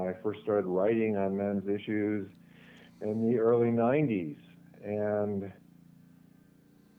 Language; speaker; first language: English; native; English